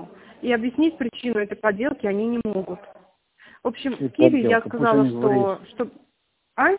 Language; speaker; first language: Russian; native; Russian